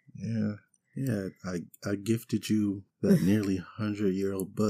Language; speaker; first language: English; native; English